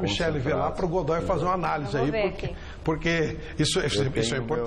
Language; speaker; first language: Portuguese; native; Portuguese